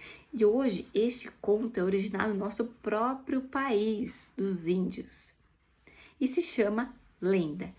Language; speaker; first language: Portuguese; native; Portuguese